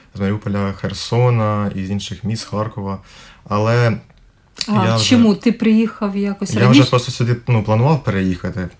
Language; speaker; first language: Ukrainian; native; Ukrainian